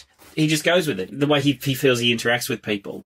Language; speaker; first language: English; native; English